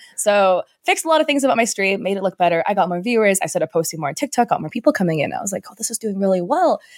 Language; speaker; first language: English; early bilingual, other home language; Chinese